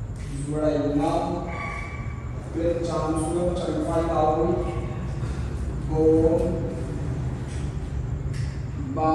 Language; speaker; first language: Vietnamese; non-native, learner; Hindi